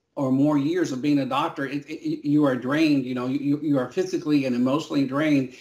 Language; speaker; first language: English; early bilingual, other home language; Spanish